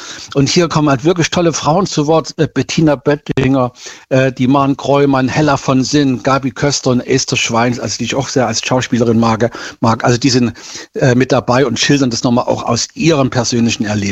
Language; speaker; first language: German; native; German